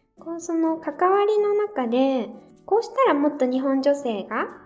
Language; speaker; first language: Japanese; native; Japanese